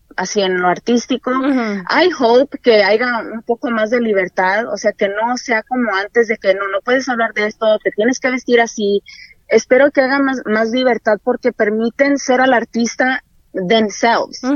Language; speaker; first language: Spanish; native; Spanish